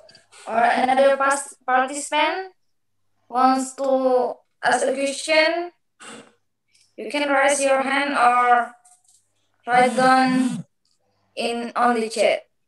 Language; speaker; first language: English; non-native, learner; Indonesian